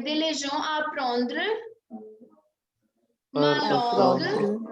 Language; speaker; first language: French; non-native, fluent; Hindi